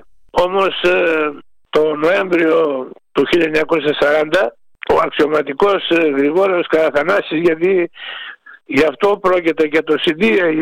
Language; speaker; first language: Greek; native; Greek